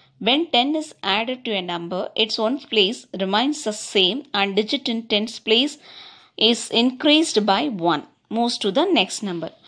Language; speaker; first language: English; non-native, local second language; Tamil